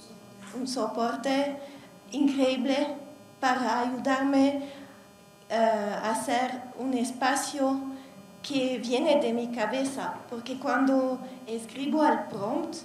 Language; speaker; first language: Spanish; non-native, learner; Hungarian